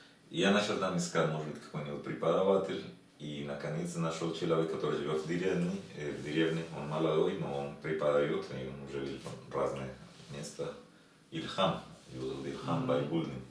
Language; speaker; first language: Russian; non-native, learner; Spanish